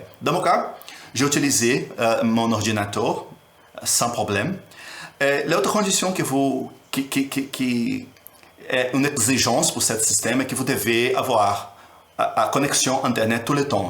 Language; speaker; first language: French; non-native, learner; Portuguese